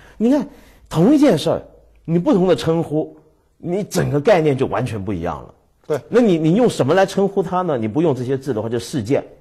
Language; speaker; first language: Chinese; native; Chinese